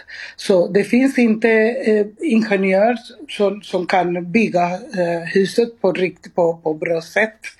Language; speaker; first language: Swedish; non-native, fluent; Spanish